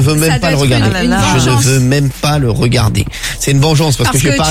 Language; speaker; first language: French; native; French